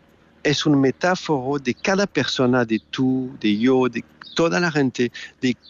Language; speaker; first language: Spanish; non-native, learner; French